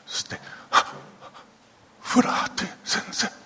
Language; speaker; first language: Japanese; non-native, local second language; English